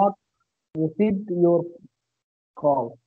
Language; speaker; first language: English; non-native, learner; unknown